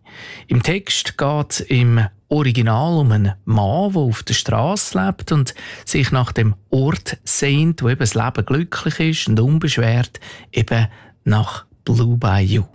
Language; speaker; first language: German; native; German